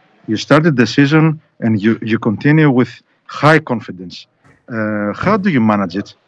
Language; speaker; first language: English; non-native, fluent; Greek